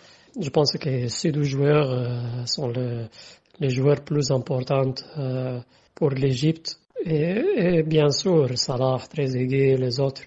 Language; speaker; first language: French; non-native, fluent; Arabic